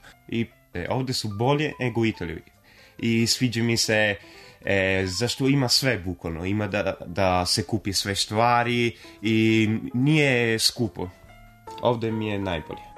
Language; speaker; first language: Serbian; early bilingual, heritage; Italian